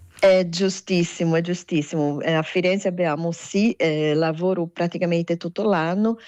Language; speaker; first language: Italian; non-native, fluent; Portuguese